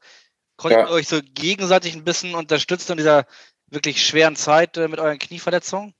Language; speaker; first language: German; native; German